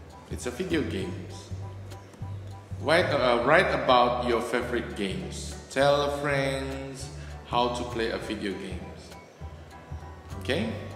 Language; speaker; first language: English; non-native, fluent; Indonesian